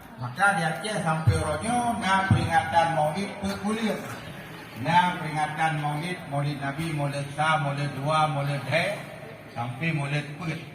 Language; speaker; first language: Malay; non-native, local second language; Achinese